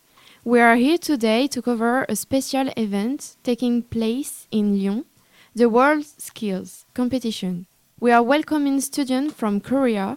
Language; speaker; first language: English; non-native, learner; French